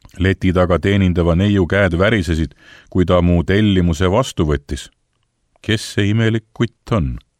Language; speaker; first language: Estonian; native; Estonian